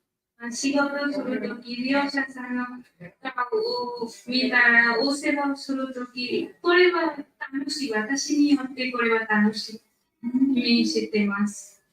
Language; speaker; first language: Japanese; non-native, learner; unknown